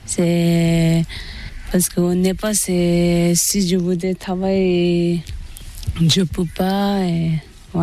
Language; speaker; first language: French; non-native, learner; Tibetan